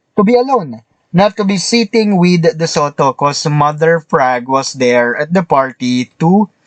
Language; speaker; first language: English; non-native, local second language; Filipino